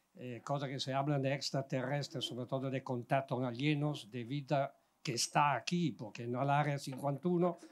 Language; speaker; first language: Spanish; non-native, learner; Italian